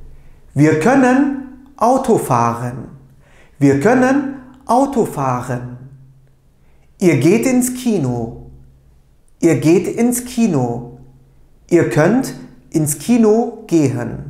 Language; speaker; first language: German; non-native, fluent; Turkish